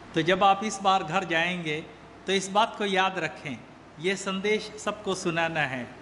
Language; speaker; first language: Hindi; native; Hindi